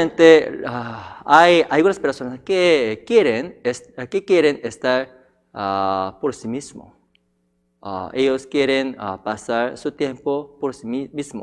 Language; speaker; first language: Spanish; non-native, fluent; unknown